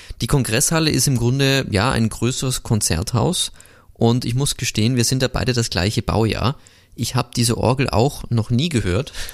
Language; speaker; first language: German; native; German